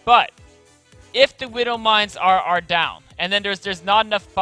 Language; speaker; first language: English; native; English